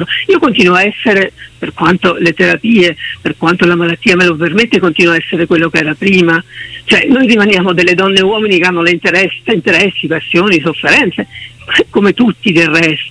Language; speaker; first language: Italian; native; Italian